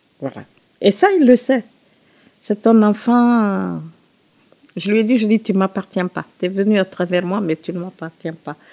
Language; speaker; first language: French; non-native, local second language; Susu